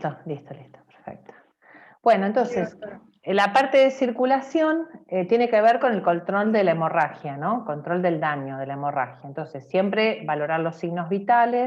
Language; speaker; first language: Spanish; native; Spanish